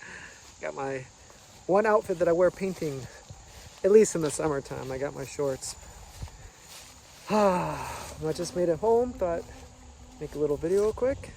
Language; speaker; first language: English; native; English